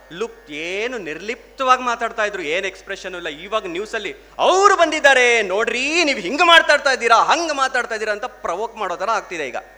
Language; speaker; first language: Kannada; non-native, local second language; Telugu